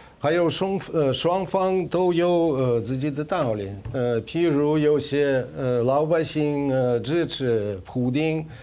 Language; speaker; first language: Chinese; non-native, fluent; Russian